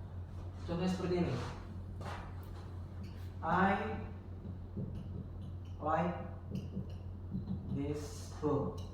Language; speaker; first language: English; non-native, learner; Indonesian